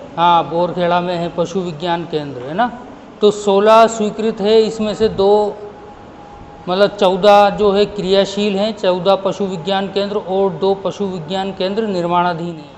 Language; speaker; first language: Hindi; native; Hindi